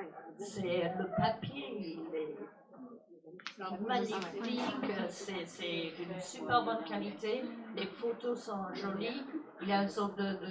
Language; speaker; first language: French; non-native, fluent; English